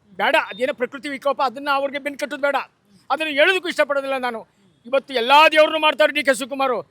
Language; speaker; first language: Kannada; native; Kannada